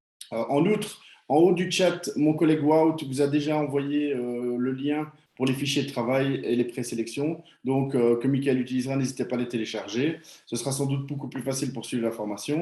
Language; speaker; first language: French; native; French